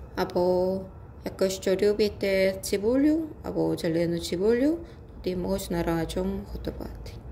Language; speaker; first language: Ukrainian; non-native, learner; Korean